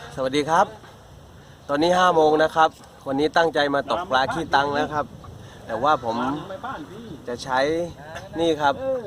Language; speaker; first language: Thai; native; Thai